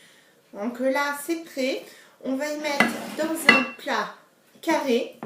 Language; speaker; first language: French; native; French